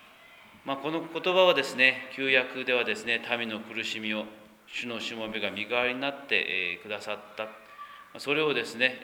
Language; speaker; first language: Japanese; native; Japanese